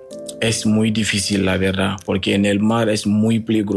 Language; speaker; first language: Spanish; non-native, learner; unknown